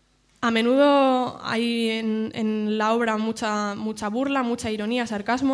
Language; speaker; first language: Spanish; native; Spanish